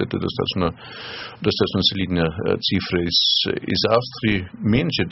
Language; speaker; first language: Russian; non-native, fluent; German